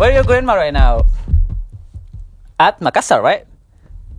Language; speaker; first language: English; non-native, learner; Indonesian